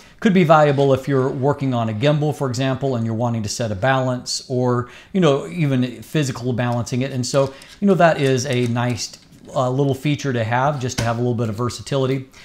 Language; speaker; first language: English; native; English